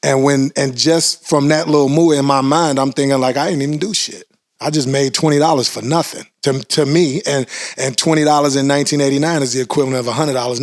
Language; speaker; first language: English; native; English